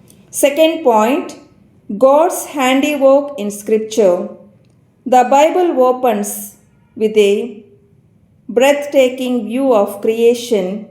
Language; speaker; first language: English; non-native, local second language; Telugu